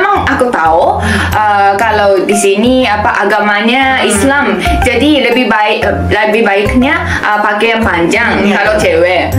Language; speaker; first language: Indonesian; non-native, learner; Japanese